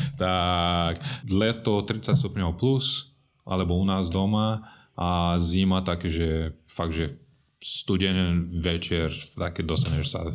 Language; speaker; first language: Slovak; non-native, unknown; Portuguese